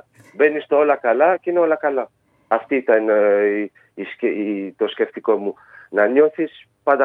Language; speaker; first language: Greek; early bilingual, heritage; Greek